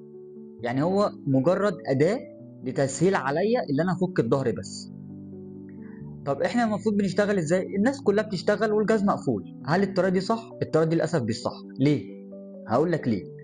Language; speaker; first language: Arabic; native; Arabic